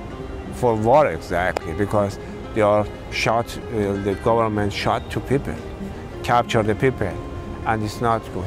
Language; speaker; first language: English; non-native, learner; Persian